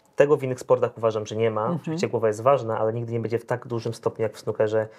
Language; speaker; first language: Polish; native; Polish